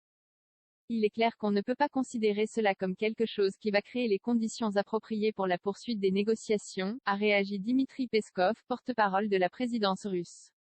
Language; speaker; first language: French; native; French